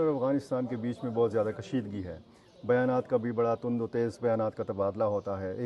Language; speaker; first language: Urdu; non-native, local second language; Pashto